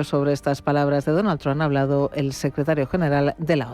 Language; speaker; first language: Spanish; native; Spanish